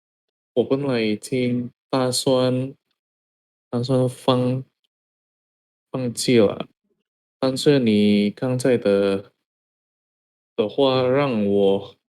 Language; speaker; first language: Chinese; non-native, learner; Indonesian